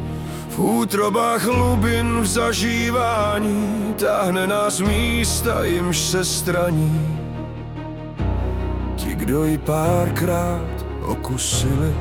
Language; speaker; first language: Czech; native; Czech